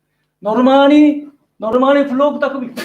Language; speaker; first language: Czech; non-native, learner; Korean